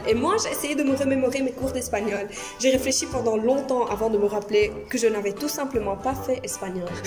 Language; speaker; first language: French; non-native, local second language; Arabic